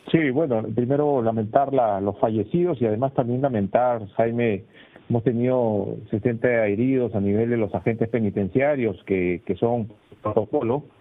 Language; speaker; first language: Spanish; native; Spanish